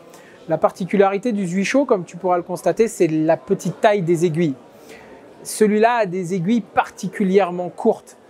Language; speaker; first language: French; native; French